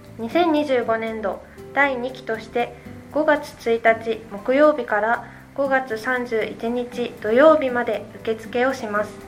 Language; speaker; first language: Japanese; native; Japanese